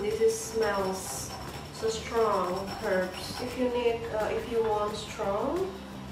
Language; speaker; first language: English; non-native, learner; Indonesian